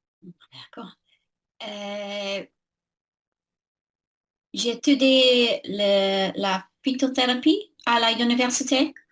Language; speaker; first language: French; non-native, learner; English